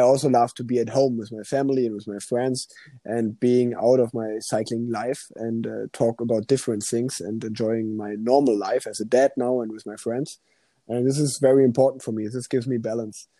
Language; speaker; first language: English; non-native, fluent; German